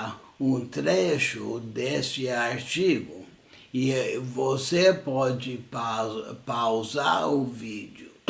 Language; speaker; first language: Portuguese; non-native, fluent; English